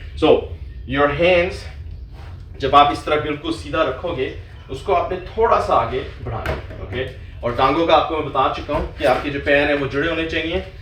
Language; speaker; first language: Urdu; native; Urdu